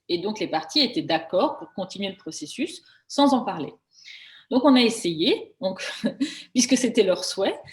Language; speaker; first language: French; native; French